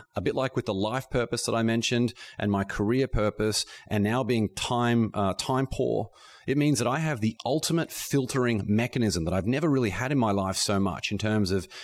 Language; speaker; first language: English; native; English